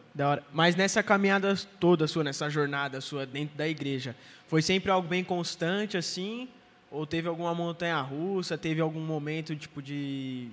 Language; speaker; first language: Portuguese; native; Portuguese